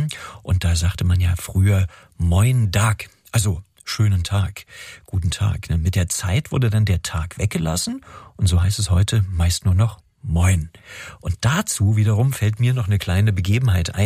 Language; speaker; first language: German; native; German